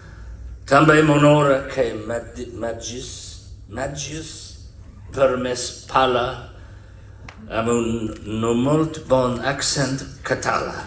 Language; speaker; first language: Catalan; non-native, learner; English